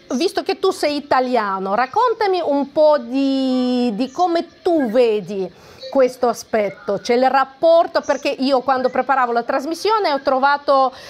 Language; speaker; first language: Italian; non-native, fluent; Russian